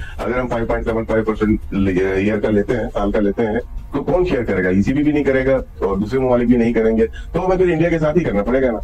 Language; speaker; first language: Urdu; native; Urdu